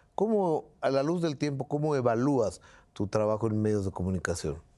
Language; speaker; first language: Spanish; native; Spanish